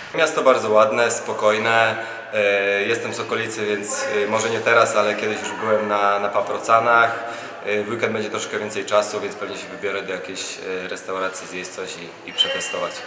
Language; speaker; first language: Polish; native; Polish